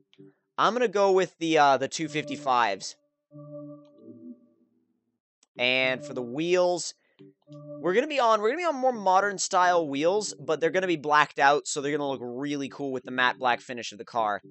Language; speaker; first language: English; native; English